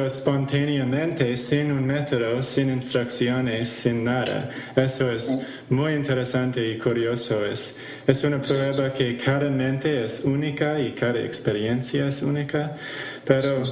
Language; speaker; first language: Spanish; non-native, fluent; English